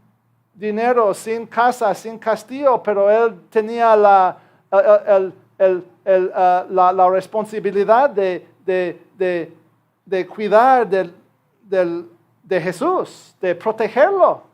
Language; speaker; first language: Spanish; non-native, fluent; English